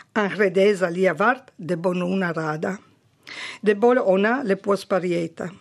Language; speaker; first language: Slovenian; native; Slovenian